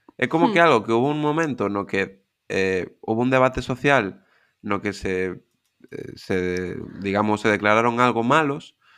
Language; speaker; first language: Galician; non-native, local second language; Spanish